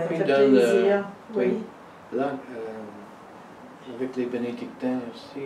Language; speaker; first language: French; non-native, learner; English